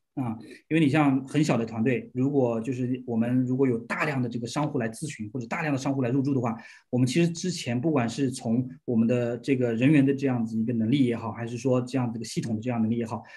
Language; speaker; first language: Chinese; native; Chinese